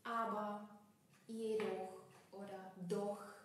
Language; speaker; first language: German; non-native, fluent; Bulgarian